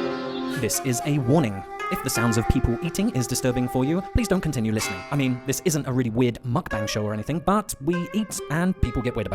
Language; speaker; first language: English; non-native, fluent; Persian